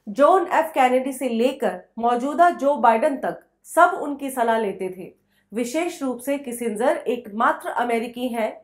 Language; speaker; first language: Hindi; native; Hindi